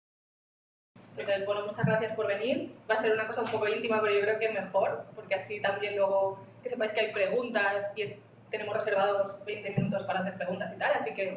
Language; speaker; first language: Spanish; native; Spanish